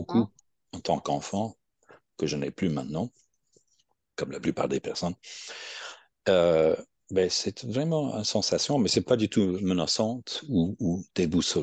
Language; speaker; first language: French; non-native, fluent; English